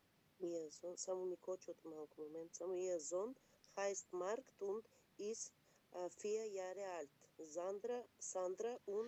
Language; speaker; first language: German; non-native, learner; Macedonian